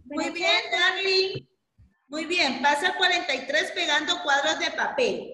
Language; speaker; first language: Spanish; native; Spanish